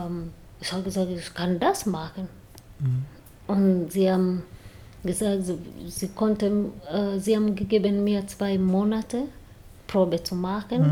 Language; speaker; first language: German; non-native, learner; Swahili